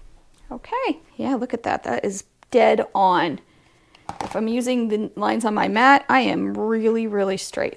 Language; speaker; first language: English; native; English